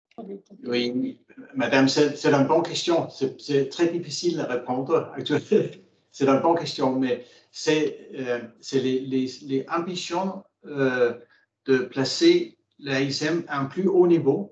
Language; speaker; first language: French; non-native, fluent; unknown